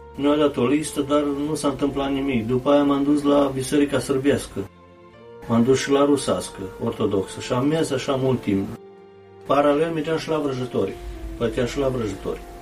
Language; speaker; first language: Romanian; early bilingual, heritage; Romanian